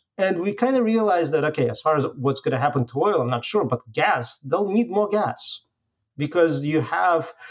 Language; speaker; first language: English; non-native, fluent; Russian